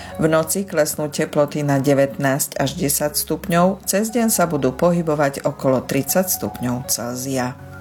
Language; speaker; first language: Slovak; early bilingual, heritage; Slovak